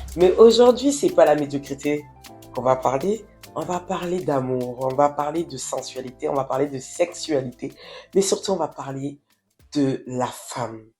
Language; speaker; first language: French; non-native, local second language; Wolof